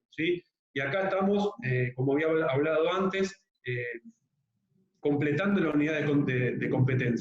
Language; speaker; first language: Spanish; native; Spanish